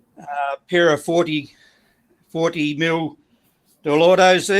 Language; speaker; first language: English; native; English